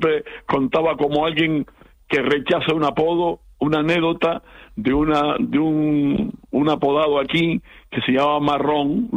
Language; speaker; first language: Spanish; native; Spanish